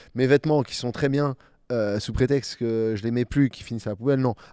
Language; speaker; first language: French; native; French